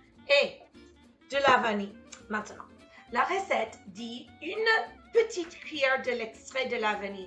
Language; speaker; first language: French; non-native, fluent; English